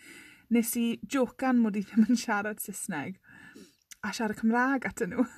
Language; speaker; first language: Welsh; non-native, local second language; English